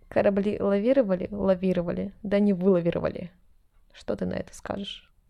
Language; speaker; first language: Russian; native; Russian